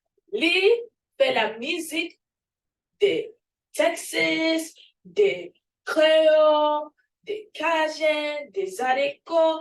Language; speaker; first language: French; non-native, learner; English